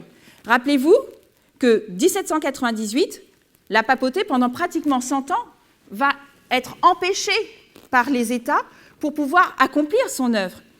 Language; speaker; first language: French; native; French